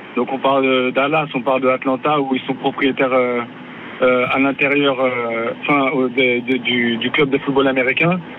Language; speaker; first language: French; native; French